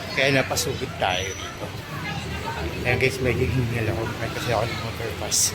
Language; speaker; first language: Filipino; native; Filipino